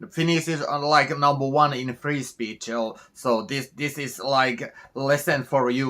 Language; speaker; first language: English; non-native, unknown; Finnish